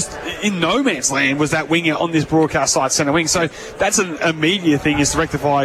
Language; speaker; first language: English; native; English